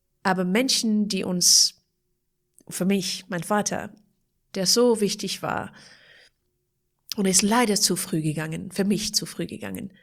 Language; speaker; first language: German; non-native, fluent; Persian